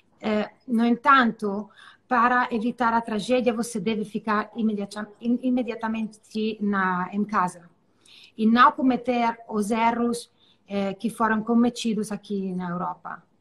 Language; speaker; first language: Portuguese; non-native, learner; Italian